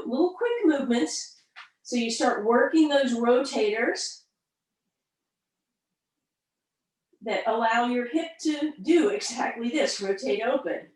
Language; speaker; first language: English; native; English